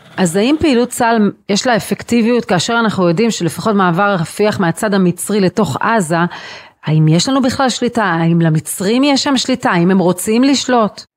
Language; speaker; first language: Hebrew; native; Hebrew